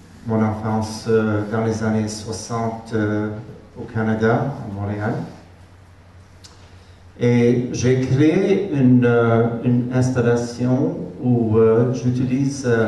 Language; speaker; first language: French; non-native, fluent; Hungarian